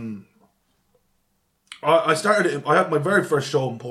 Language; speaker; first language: English; native; English